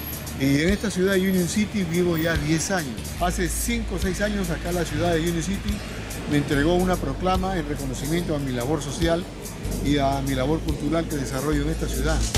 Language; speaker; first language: Spanish; native; Spanish